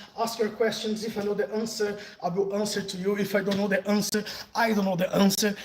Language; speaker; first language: English; non-native, fluent; Portuguese